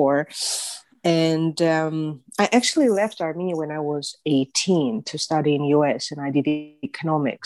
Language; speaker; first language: English; non-native, fluent; Russian